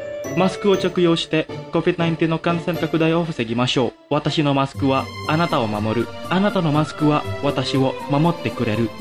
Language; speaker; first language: Japanese; non-native, fluent; Indonesian